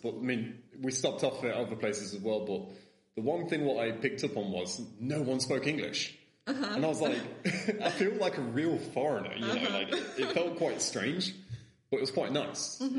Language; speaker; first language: English; native; English